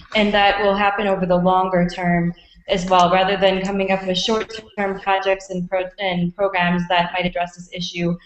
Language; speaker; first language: English; native; English